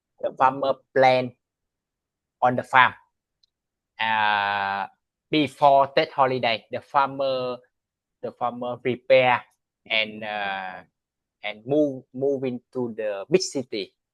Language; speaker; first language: English; non-native, learner; Vietnamese